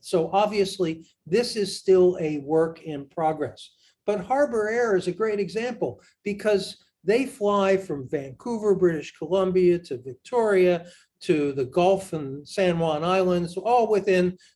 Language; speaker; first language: English; native; English